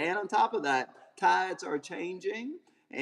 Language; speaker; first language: English; native; English